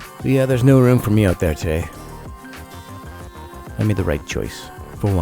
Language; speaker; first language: English; native; English